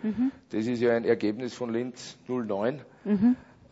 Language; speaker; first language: German; native; German